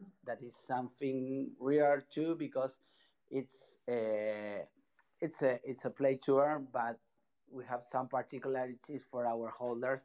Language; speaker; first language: English; non-native, fluent; Spanish